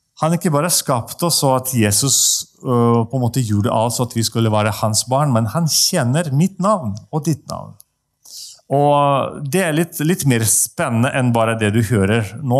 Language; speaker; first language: Norwegian; non-native, fluent; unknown